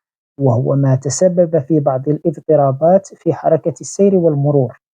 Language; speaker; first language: Arabic; native; Arabic